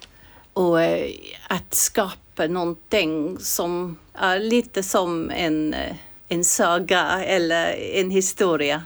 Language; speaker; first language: Swedish; non-native, fluent; English